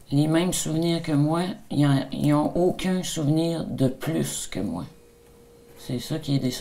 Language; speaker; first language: French; native; French